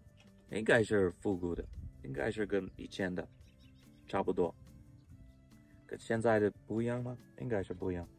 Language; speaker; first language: Chinese; non-native, fluent; English